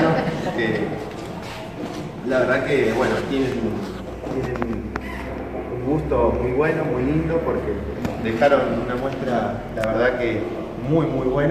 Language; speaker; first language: Spanish; native; Spanish